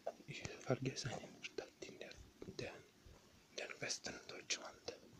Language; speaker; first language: German; non-native, learner; Bosnian